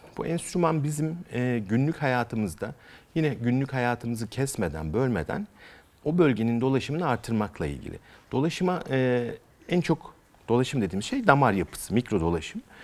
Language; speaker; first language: Turkish; native; Turkish